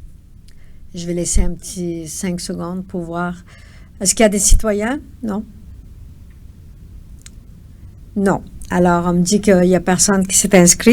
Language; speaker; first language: French; native; French